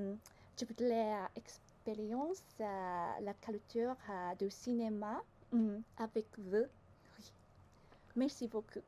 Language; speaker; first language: French; non-native, learner; Japanese